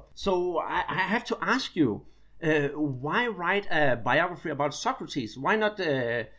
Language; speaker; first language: English; non-native, fluent; Danish